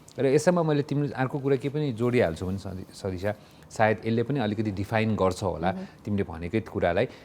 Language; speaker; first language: Nepali; native; Nepali